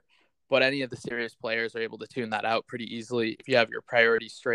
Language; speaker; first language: English; native; English